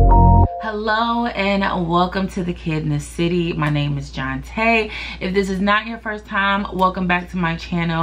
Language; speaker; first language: English; native; English